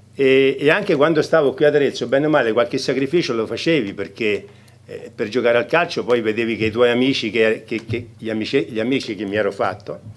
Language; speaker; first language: Italian; native; Italian